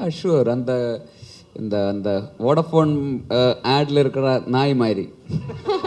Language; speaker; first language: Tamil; non-native, learner; Malayalam